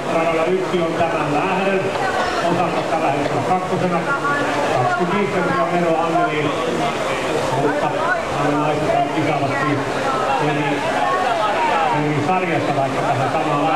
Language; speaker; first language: Finnish; native; Finnish